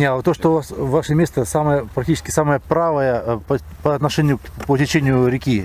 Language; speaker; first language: Russian; native; Russian